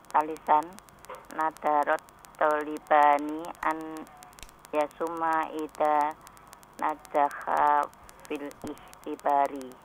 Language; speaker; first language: Arabic; non-native, learner; Indonesian